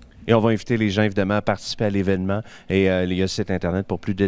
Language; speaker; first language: French; native; French